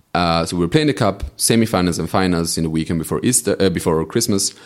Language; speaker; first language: English; non-native, fluent; Italian